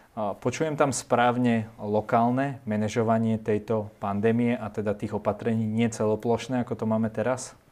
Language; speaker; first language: Slovak; native; Slovak